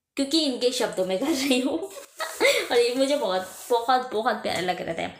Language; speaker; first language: Hindi; native; Hindi